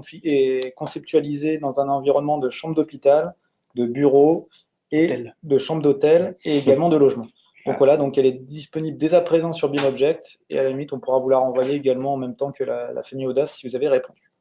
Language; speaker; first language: French; native; French